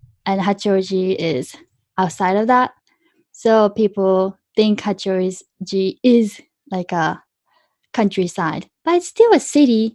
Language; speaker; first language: English; early bilingual, other home language; Japanese